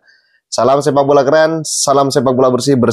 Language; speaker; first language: Indonesian; native; Indonesian